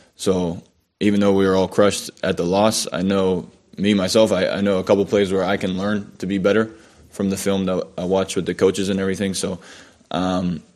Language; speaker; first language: English; native; English